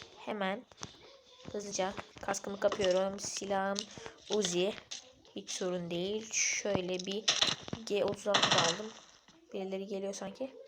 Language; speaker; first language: Turkish; native; Turkish